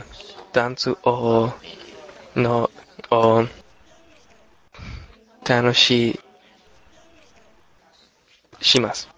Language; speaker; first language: Japanese; non-native, learner; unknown